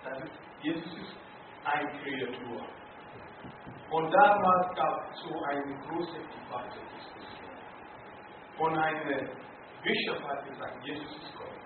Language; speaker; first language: German; non-native, fluent; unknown